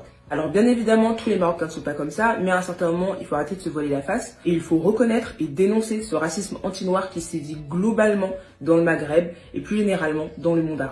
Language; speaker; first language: French; native; French